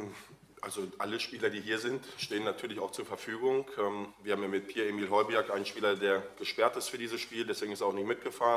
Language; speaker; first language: German; native; German